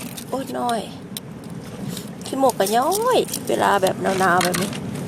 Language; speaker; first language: Thai; native; Thai